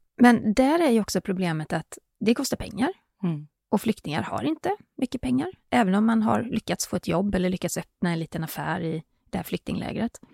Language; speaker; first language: Swedish; native; Swedish